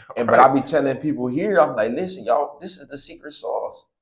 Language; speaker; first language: English; native; English